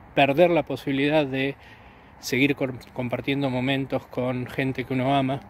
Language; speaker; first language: Spanish; native; Spanish